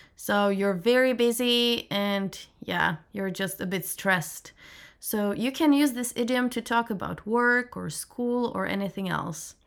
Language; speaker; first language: English; non-native, fluent; Czech